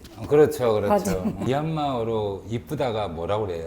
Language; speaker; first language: Korean; native; Korean